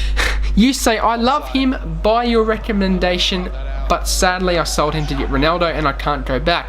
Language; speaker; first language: English; native; English